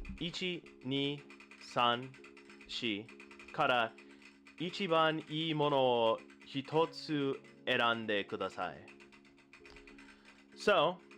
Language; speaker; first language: Japanese; non-native, learner; English